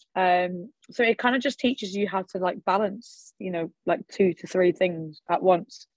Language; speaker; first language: English; early bilingual, other home language; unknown